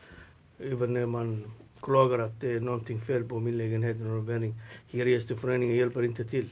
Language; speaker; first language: Swedish; non-native, fluent; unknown